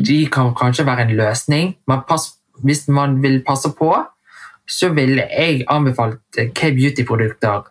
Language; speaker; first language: Norwegian; early bilingual, heritage; Vietnamese